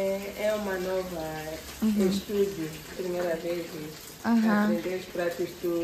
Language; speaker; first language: Portuguese; non-native, local second language; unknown